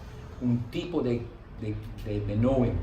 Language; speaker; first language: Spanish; non-native, learner; English